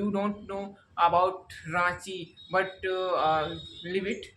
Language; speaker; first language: English; non-native, learner; Hindi